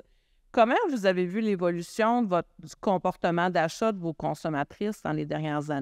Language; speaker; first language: French; native; French